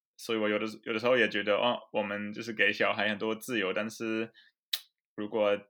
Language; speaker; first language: Chinese; non-native, fluent; German